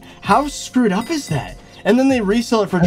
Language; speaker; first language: English; native; English